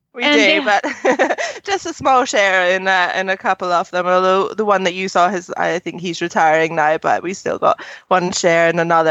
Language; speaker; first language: English; native; English